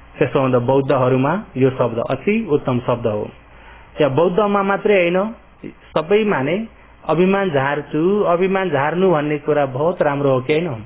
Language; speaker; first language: Nepali; early bilingual, heritage; Nepali